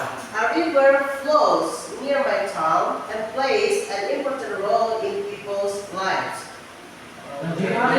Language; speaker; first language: English; non-native, learner; Indonesian